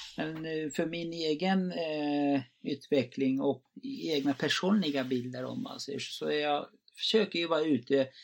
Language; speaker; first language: Swedish; non-native, fluent; Turkish